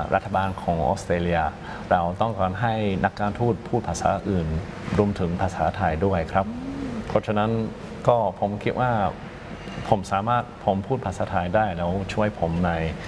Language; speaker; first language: Thai; non-native, fluent; English